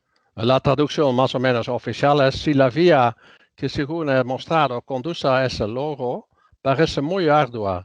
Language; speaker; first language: Spanish; non-native, fluent; Dutch